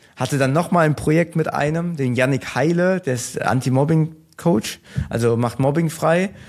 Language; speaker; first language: German; early bilingual, other home language; Turkish